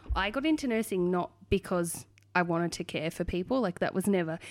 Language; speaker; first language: English; native; English